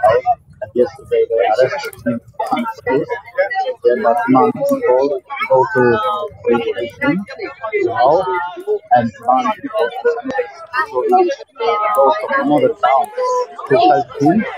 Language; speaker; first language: English; non-native, learner; Polish